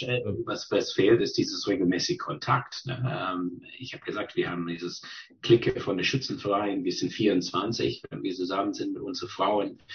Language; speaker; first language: German; non-native, fluent; English